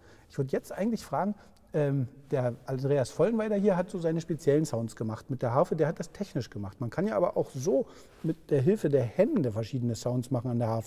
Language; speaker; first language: German; native; German